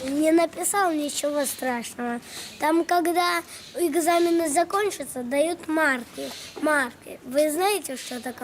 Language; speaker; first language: Russian; early bilingual, heritage; Russian